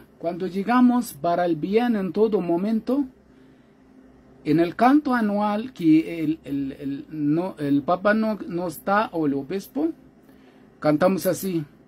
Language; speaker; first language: Spanish; non-native, fluent; Arabic